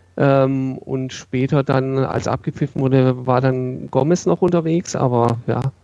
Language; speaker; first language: German; native; German